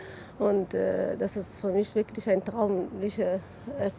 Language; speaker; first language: German; non-native, learner; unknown